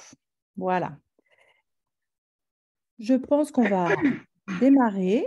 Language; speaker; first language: French; native; French